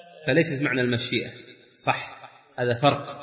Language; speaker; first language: Arabic; native; Arabic